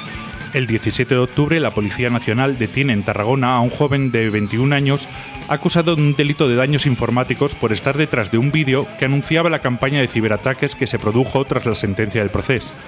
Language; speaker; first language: Spanish; native; Spanish